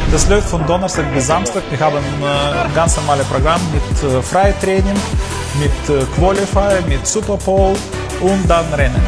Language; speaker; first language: German; non-native, learner; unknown